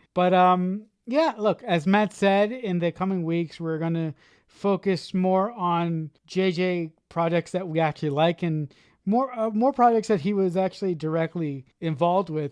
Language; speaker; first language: English; native; English